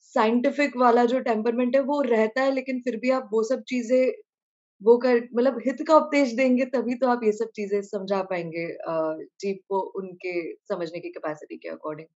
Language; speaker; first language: Hindi; native; Hindi